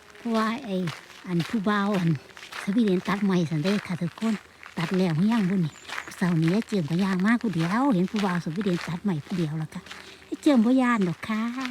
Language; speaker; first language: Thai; non-native, local second language; Northeastern Thai